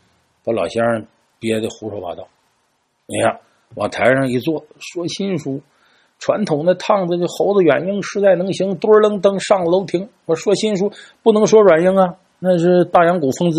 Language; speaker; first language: Chinese; native; Chinese